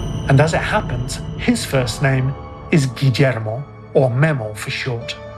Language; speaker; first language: English; native; English